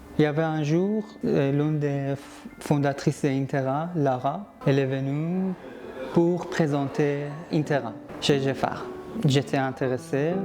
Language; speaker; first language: French; non-native, fluent; Persian